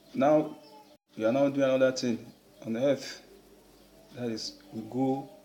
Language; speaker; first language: English; non-native, local second language; Yoruba